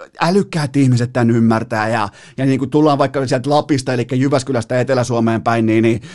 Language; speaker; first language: Finnish; native; Finnish